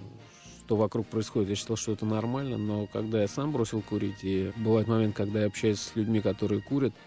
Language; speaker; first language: Russian; native; Russian